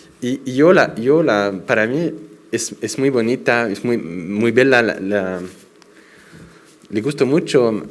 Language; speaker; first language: Spanish; non-native, fluent; French